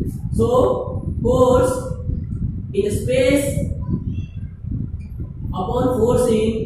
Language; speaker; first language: English; non-native, local second language; Hindi